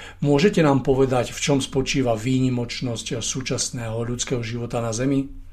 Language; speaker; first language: Slovak; native; Slovak